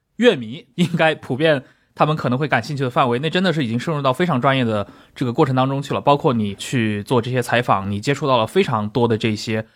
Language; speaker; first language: Chinese; native; Chinese